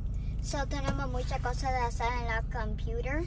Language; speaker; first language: Spanish; early bilingual, heritage; Spanish